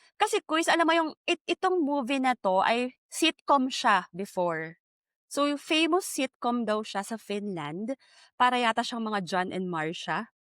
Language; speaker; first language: Filipino; native; Filipino